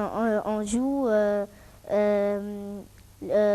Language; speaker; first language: French; non-native, fluent; Arabic